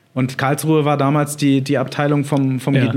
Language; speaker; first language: German; native; German